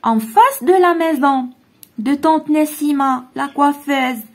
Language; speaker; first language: French; non-native, local second language; Arabic